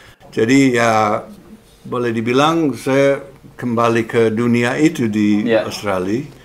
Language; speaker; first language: Indonesian; non-native, fluent; English